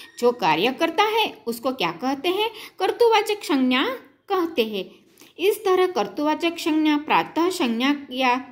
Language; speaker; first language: Hindi; non-native, local second language; Gujarati